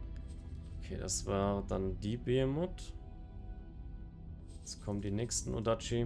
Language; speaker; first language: German; native; German